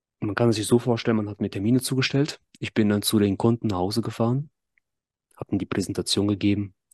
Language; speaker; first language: German; early bilingual, other home language; Russian